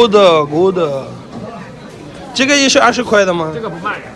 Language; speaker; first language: Chinese; non-native, learner; Urdu